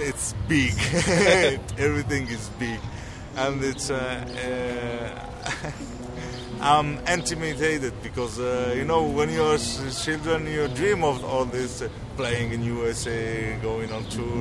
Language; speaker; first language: English; non-native, learner; Arabic